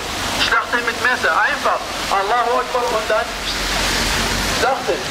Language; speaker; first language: German; non-native, learner; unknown